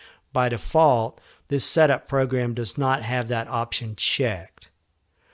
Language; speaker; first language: English; native; English